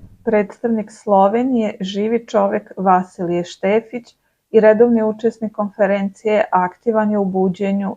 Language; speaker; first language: Serbian; native; Serbian